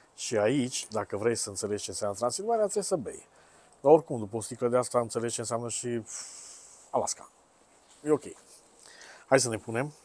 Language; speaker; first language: Romanian; native; Romanian